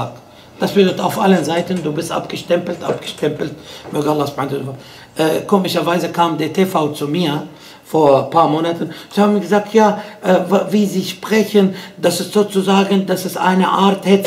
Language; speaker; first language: German; non-native, fluent; Arabic